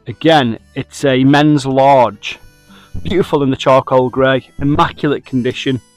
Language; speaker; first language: English; native; English